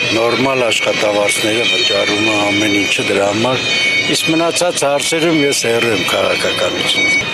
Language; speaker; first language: Armenian; native; Armenian